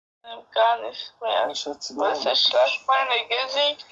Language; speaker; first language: German; non-native, learner; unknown